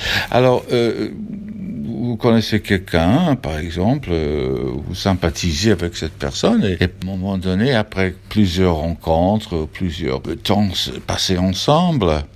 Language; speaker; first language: French; non-native, fluent; English